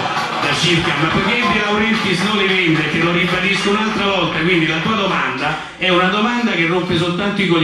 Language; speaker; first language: Italian; native; Italian